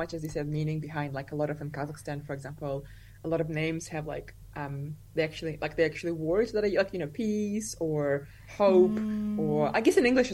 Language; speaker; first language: English; non-native, fluent; Russian